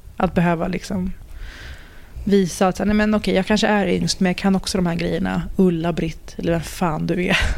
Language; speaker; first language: Swedish; early bilingual, other home language; Persian